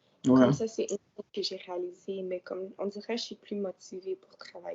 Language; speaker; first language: French; non-native, local second language; English